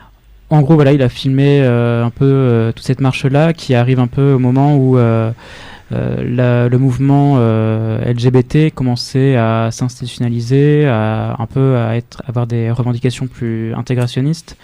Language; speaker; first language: French; native; French